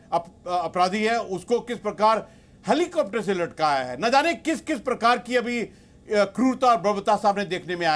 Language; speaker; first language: Hindi; native; Hindi